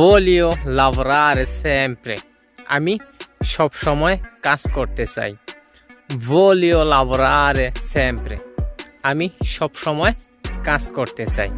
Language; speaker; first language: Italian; non-native, fluent; Bangla